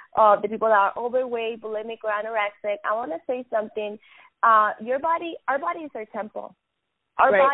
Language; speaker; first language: English; non-native, fluent; Spanish